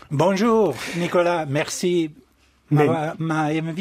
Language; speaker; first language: French; non-native, local second language; German